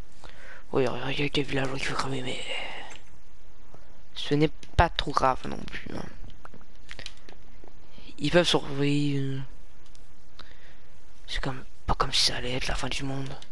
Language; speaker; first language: French; native; French